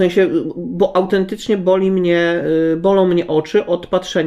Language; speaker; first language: Polish; native; Polish